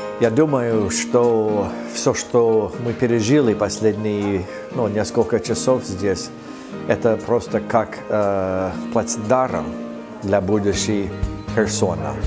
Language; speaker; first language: Russian; non-native, fluent; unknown